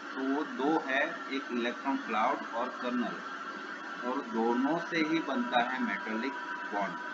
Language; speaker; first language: Hindi; non-native, local second language; Gujarati